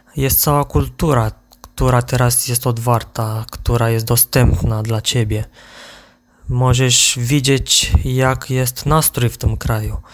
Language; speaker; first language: Polish; non-native, learner; Romanian